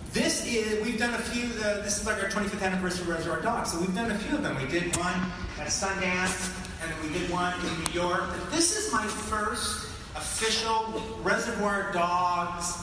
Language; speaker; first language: English; native; English